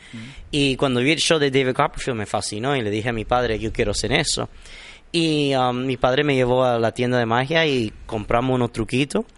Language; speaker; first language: Spanish; early bilingual, heritage; Spanish